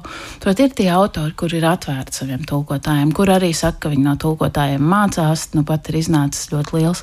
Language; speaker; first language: Latvian; native; Latvian